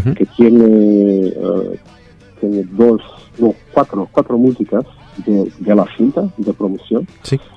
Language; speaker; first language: Spanish; non-native, learner; Portuguese